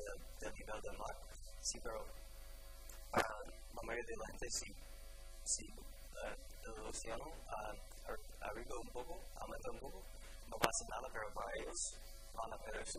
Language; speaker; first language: Spanish; non-native, fluent; English